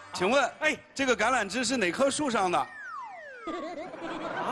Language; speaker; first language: Chinese; native; Chinese